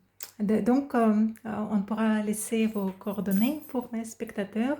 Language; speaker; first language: French; non-native, fluent; Russian